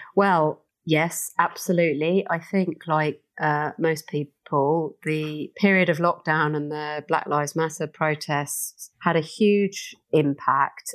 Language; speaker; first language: English; native; English